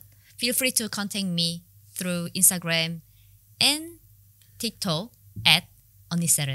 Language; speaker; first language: English; non-native, learner; Korean